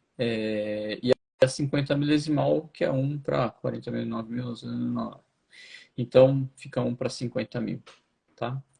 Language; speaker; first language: Portuguese; native; Portuguese